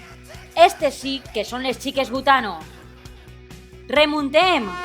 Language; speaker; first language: Catalan; native; Catalan